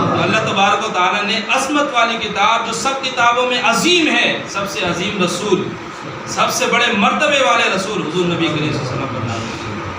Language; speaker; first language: Urdu; non-native, local second language; Northern Hindko